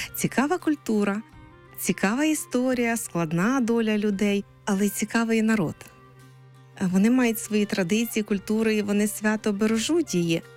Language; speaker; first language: Ukrainian; native; Ukrainian